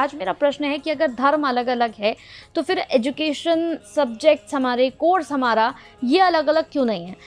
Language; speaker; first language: Hindi; native; Hindi